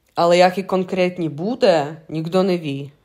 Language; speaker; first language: Czech; non-native, learner; Russian